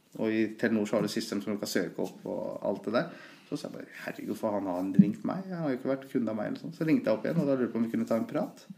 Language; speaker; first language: Norwegian; early bilingual, other home language; Persian